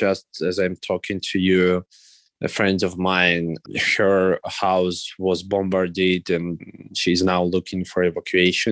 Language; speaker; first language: English; non-native, fluent; Russian